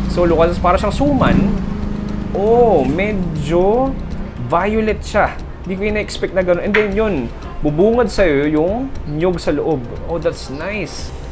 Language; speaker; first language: Filipino; native; Filipino